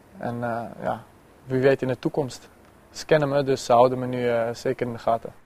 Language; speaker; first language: Dutch; early bilingual, other home language; Persian